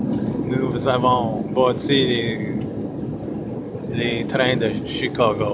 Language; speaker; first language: French; non-native, learner; English